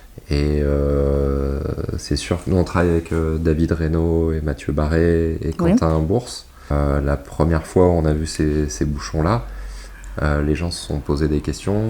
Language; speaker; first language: French; native; French